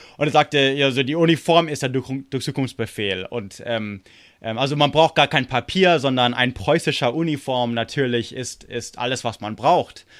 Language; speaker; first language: German; non-native, fluent; English